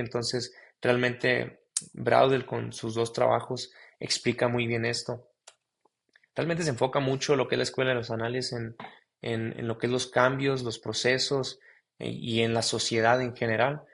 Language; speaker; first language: Spanish; native; Spanish